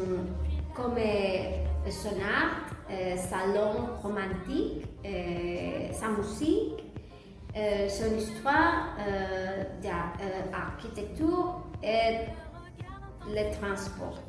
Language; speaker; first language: French; non-native, learner; Spanish